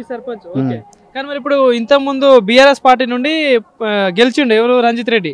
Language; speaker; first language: Telugu; native; Telugu